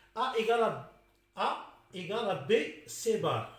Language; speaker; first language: French; non-native, local second language; Arabic